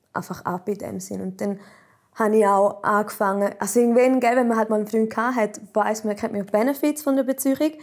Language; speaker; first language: German; native; German